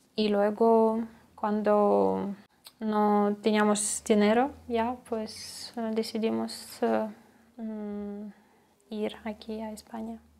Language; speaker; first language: Spanish; non-native, fluent; Russian